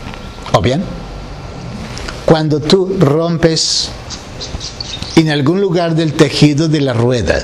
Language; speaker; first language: Spanish; native; Spanish